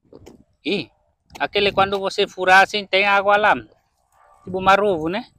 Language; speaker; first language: Portuguese; non-native, learner; Vietnamese